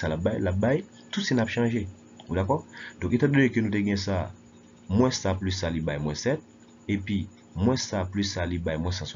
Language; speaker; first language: French; non-native, local second language; Haitian Creole